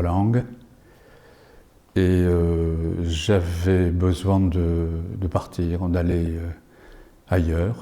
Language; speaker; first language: French; non-native, fluent; Japanese